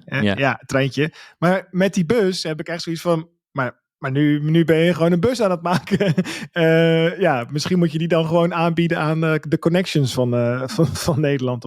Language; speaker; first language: Dutch; native; Dutch